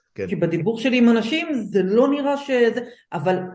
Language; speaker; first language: Hebrew; native; Hebrew